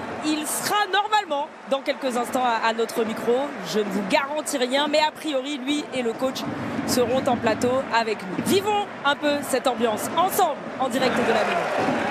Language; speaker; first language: French; native; French